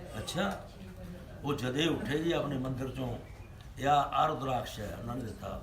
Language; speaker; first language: Hindi; non-native, local second language; Punjabi